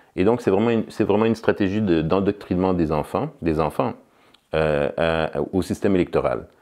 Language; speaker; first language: French; native; French